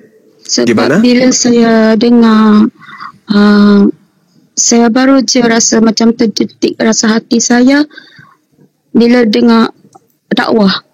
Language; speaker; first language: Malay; non-native, local second language; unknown